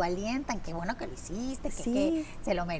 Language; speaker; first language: Spanish; native; Spanish